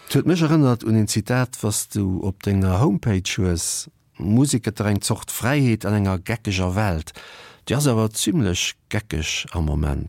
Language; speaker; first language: Luxembourgish; native; Luxembourgish